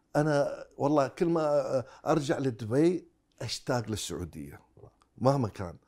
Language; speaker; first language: Arabic; non-native, fluent; Chinese